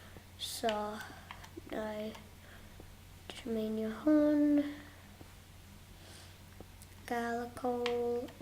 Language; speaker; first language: Welsh; non-native, local second language; English